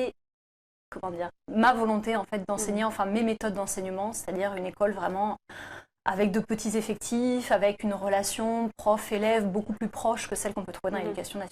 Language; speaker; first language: French; native; French